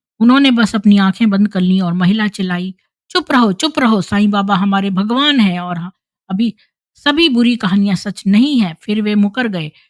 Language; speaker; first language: Hindi; native; Hindi